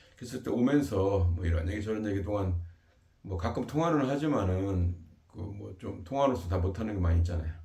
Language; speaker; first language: Korean; native; Korean